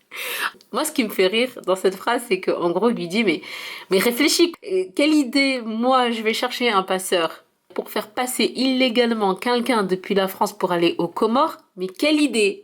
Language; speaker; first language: French; early bilingual, heritage; French